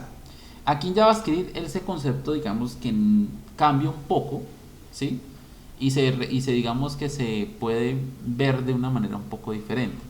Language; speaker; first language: Spanish; native; Spanish